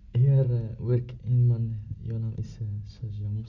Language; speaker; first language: Dutch; non-native, learner; Arabic